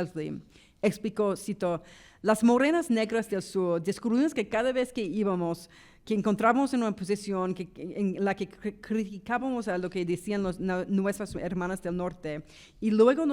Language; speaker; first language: Spanish; non-native, fluent; English